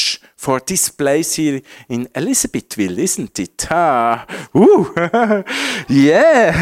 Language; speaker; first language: English; non-native, fluent; Swiss German